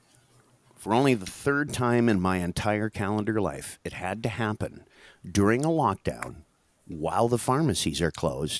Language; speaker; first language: English; native; English